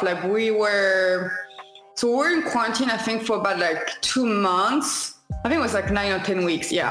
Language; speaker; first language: English; non-native, fluent; French